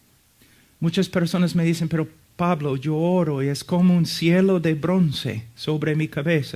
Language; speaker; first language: Spanish; non-native, fluent; English